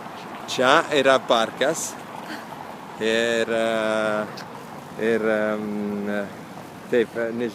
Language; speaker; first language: Lithuanian; non-native, learner; Italian